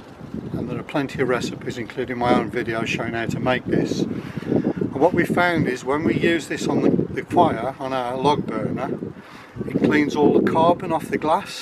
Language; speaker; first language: English; native; English